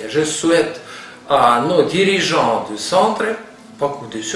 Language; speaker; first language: French; non-native, fluent; Russian